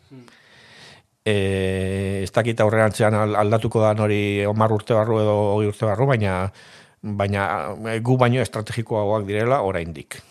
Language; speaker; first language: Basque; native; Basque